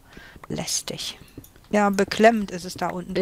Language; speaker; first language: German; native; German